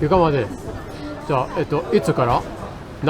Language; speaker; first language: Japanese; non-native, learner; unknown